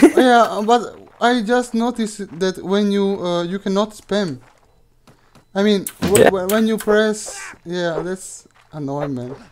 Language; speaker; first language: English; non-native, fluent; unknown